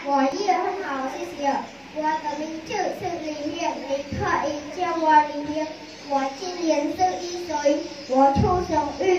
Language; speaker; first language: Chinese; non-native, learner; Khmer